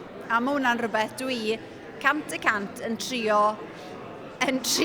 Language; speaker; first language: Welsh; native; Welsh